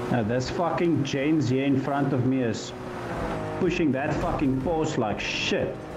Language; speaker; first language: English; non-native, local second language; Afrikaans